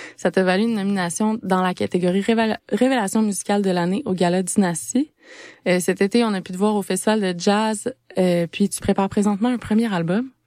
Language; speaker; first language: French; native; French